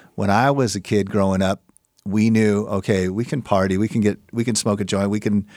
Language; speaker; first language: English; native; English